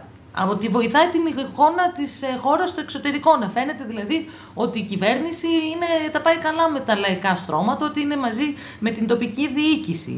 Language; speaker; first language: Greek; native; Greek